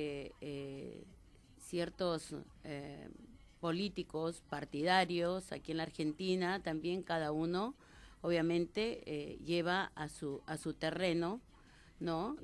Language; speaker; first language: Spanish; native; Spanish